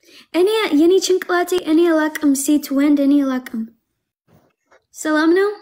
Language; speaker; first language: Amharic; non-native, learner; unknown